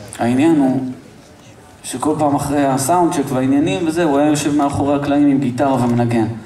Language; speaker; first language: Hebrew; native; Hebrew